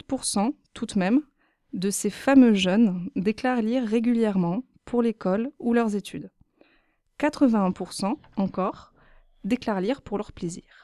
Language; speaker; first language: French; native; French